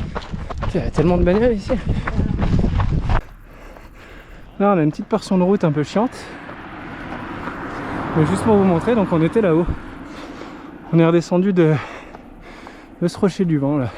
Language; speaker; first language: French; native; French